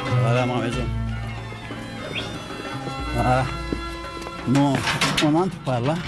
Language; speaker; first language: French; non-native, fluent; Greek